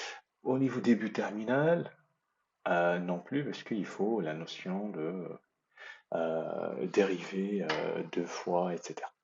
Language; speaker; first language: French; native; French